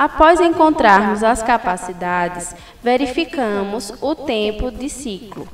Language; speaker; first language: Portuguese; native; Portuguese